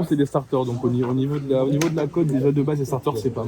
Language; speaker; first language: French; native; French